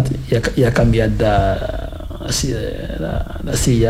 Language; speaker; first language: Catalan; non-native, fluent; Fula